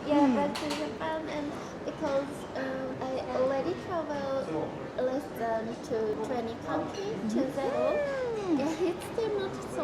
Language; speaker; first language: English; non-native, learner; Japanese